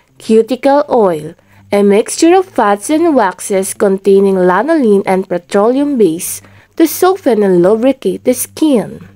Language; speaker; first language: English; non-native, local second language; Filipino